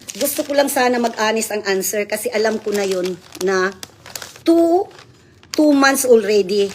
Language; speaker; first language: Filipino; non-native, local second language; Cebuano